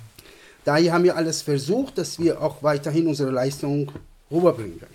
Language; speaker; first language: German; non-native, fluent; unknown